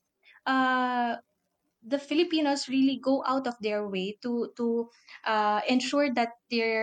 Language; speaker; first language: English; non-native, local second language; Filipino